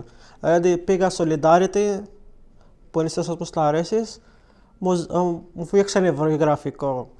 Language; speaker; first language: Greek; non-native, learner; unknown